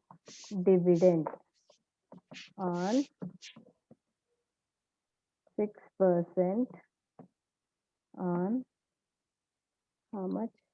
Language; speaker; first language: English; non-native, local second language; Telugu